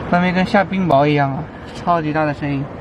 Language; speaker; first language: Chinese; native; Chinese